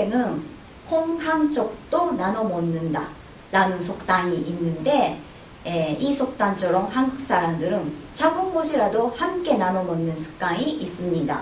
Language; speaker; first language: Korean; non-native, fluent; Japanese